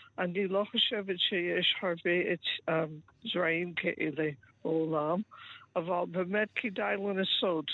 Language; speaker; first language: Hebrew; non-native, fluent; English